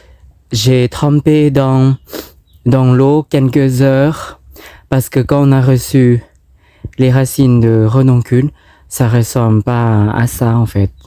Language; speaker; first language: French; non-native, fluent; Thai